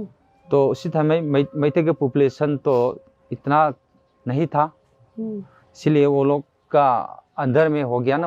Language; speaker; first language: Hindi; non-native, local second language; Manipuri